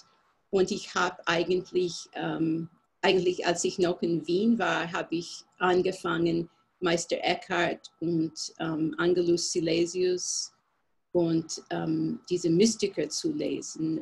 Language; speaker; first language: German; non-native, fluent; English